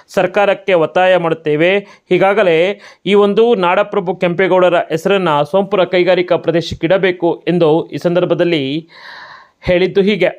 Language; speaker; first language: Kannada; native; Kannada